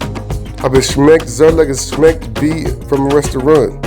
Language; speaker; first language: German; non-native, learner; English